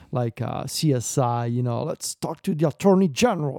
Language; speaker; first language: English; non-native, fluent; Italian